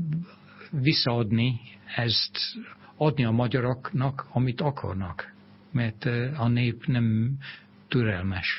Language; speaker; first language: Hungarian; non-native, fluent; English